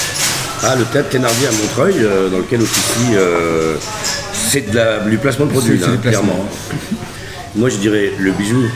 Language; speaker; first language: French; native; French